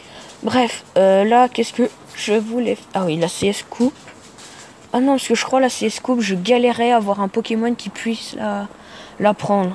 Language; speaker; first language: French; native; French